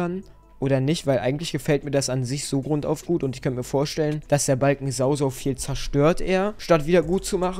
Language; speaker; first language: German; native; German